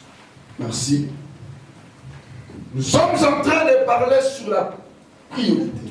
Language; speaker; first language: French; non-native, local second language; Lingala